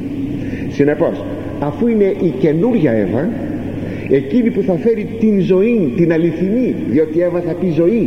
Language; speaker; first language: Greek; native; Greek